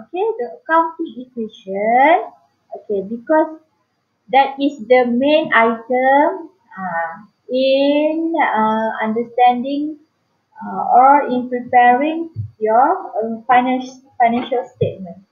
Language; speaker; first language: English; non-native, local second language; Malay